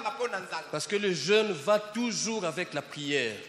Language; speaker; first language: French; non-native, local second language; Lingala